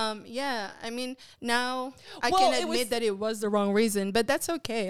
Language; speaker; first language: English; non-native, local second language; Filipino